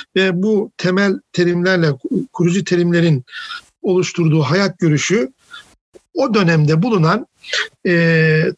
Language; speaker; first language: Turkish; native; Turkish